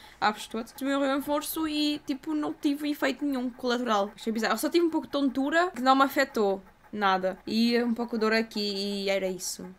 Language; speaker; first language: Portuguese; early bilingual, other home language; Ukrainian